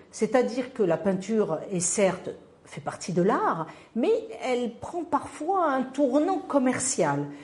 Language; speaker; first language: French; non-native, local second language; Arabic